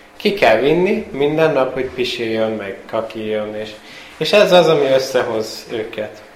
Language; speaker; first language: Hungarian; early bilingual, heritage; Hungarian